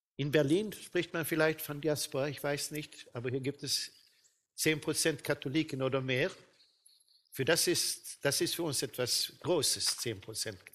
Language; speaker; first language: German; non-native, fluent; Swedish